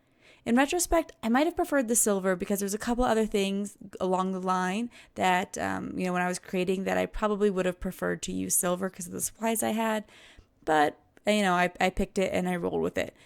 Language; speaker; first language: English; native; English